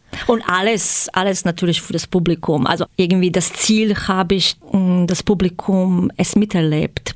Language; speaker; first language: German; non-native, fluent; Croatian